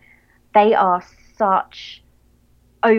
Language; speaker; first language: English; native; English